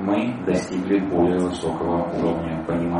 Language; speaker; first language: Russian; native; Russian